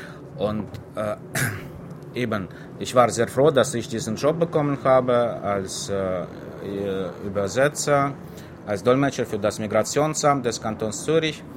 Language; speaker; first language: German; non-native, fluent; Russian